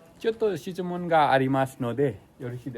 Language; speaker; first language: Japanese; non-native, learner; Nepali